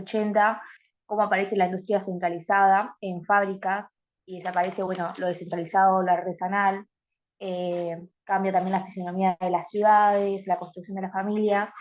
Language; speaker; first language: Spanish; native; Spanish